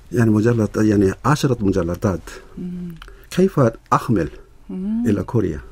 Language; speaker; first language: Arabic; non-native, learner; Korean